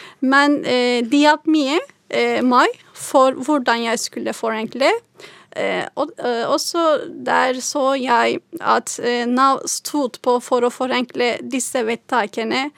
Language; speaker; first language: Norwegian; non-native, fluent; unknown